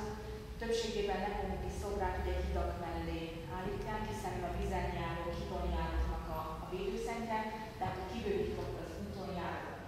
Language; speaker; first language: Hungarian; native; Hungarian